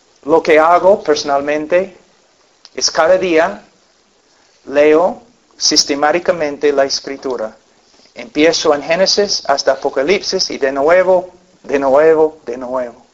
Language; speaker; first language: Spanish; non-native, fluent; English